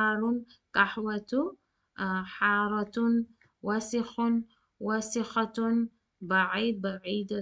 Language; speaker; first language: Arabic; non-native, fluent; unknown